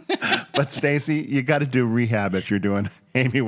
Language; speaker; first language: English; native; English